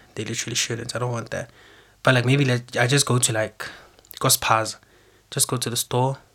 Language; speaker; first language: English; non-native, local second language; Zulu